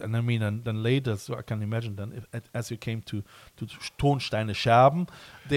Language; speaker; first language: English; non-native, fluent; German